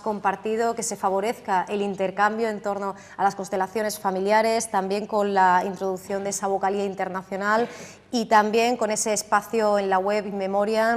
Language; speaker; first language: Spanish; native; Spanish